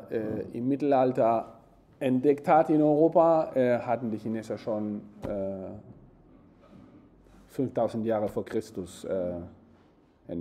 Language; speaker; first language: German; non-native, fluent; Spanish